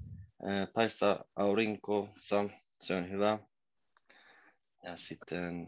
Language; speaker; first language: Finnish; non-native, learner; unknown